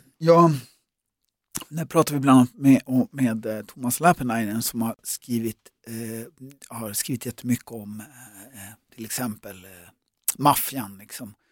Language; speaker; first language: Swedish; native; Swedish